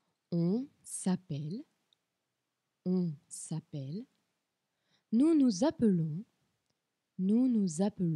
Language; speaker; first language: French; non-native, fluent; Portuguese